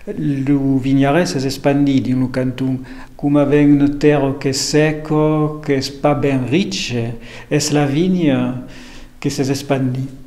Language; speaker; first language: Occitan; native; Occitan